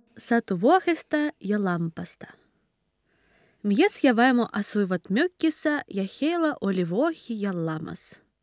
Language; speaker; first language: Finnish; non-native, learner; Ukrainian